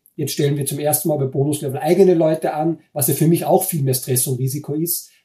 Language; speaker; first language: German; native; German